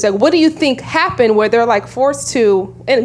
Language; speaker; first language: English; native; English